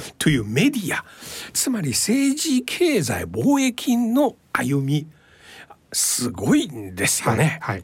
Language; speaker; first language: Japanese; non-native, fluent; Chinese